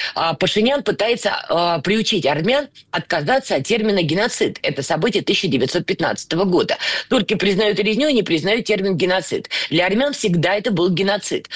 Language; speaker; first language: Russian; native; Russian